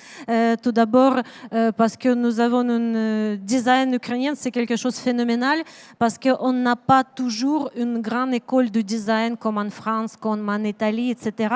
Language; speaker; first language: French; non-native, learner; Ukrainian